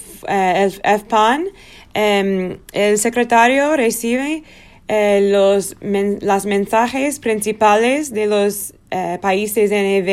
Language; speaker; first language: Spanish; non-native, learner; Portuguese